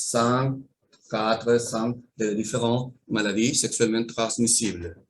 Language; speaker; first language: French; non-native, learner; Spanish